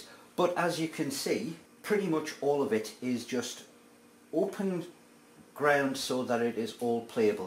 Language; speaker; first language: English; native; English